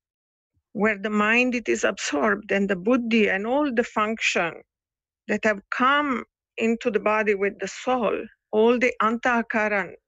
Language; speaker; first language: English; non-native, fluent; Italian